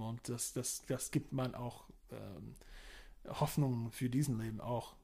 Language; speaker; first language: German; non-native, fluent; English